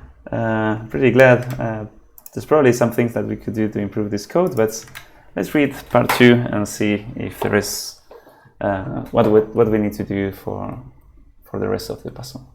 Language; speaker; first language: English; non-native, fluent; Spanish